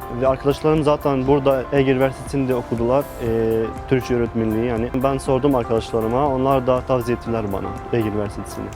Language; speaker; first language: Turkish; non-native, learner; Arabic